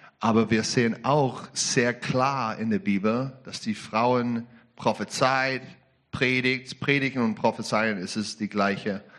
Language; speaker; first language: German; non-native, learner; English